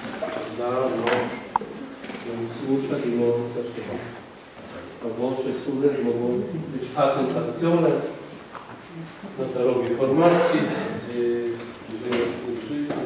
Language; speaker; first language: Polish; non-native, learner; Russian